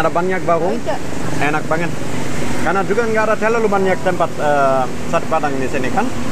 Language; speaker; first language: Indonesian; non-native, fluent; German